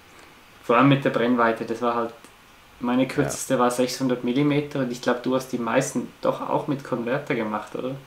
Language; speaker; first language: German; native; German